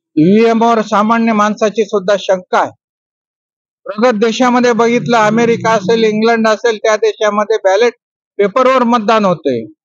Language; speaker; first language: Marathi; native; Marathi